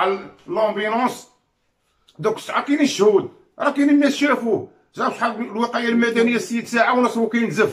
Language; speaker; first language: Arabic; native; Arabic